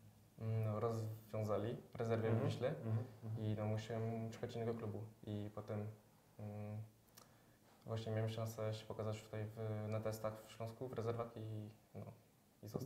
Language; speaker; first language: Polish; early bilingual, heritage; French